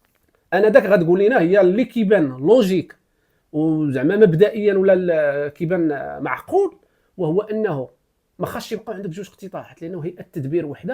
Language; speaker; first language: Arabic; native; Arabic